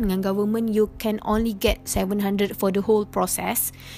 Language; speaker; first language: English; non-native, local second language; Malay